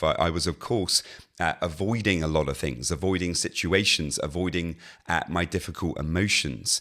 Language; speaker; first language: English; native; English